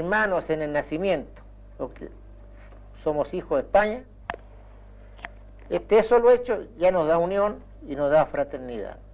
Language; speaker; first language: Spanish; native; Spanish